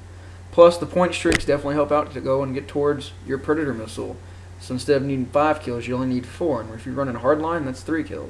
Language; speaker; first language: English; native; English